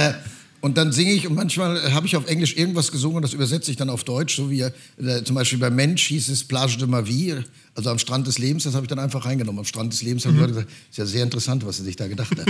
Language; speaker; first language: German; native; German